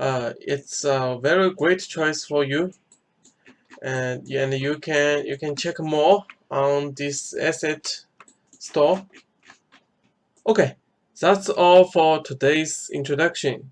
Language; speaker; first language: English; non-native, fluent; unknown